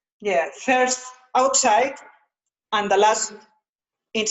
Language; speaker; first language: English; non-native, learner; Spanish